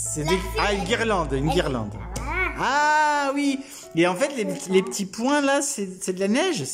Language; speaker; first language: French; native; French